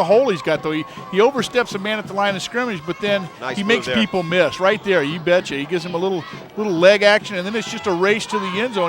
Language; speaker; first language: English; native; English